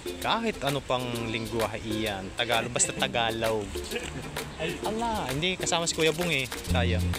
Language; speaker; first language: Filipino; native; Filipino